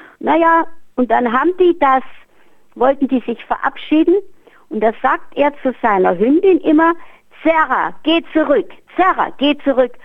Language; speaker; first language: German; native; German